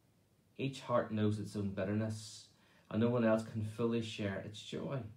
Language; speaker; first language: English; native; English